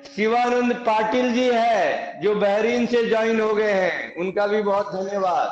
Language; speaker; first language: Hindi; non-native, local second language; Kannada